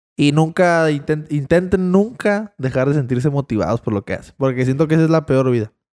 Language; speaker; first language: Spanish; native; Spanish